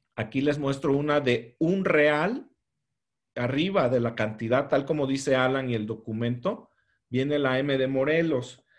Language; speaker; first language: Spanish; native; Spanish